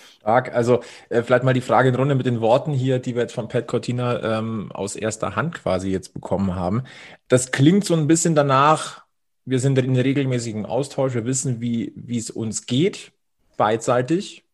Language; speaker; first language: German; native; German